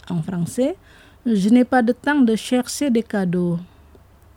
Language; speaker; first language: French; non-native, fluent; Indonesian